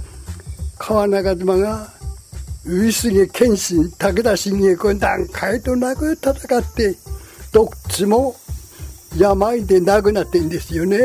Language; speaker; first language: Japanese; native; Japanese